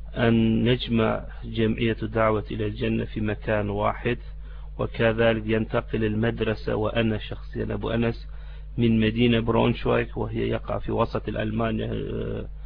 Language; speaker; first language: Arabic; non-native, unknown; Turkish